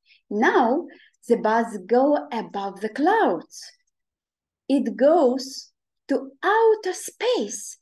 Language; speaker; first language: English; non-native, fluent; Ukrainian